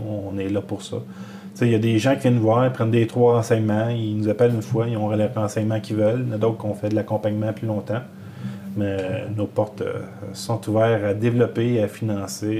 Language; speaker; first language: French; native; French